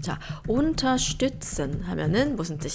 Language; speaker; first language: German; non-native, fluent; Korean